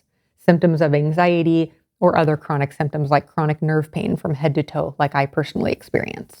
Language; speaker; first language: English; native; English